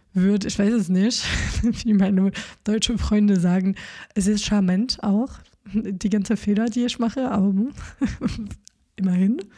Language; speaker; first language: German; non-native, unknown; French